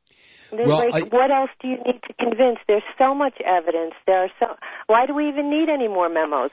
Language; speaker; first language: English; native; English